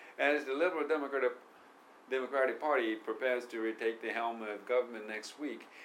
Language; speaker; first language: English; non-native, fluent; Japanese